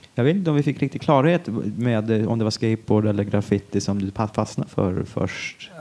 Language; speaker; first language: Swedish; native; Swedish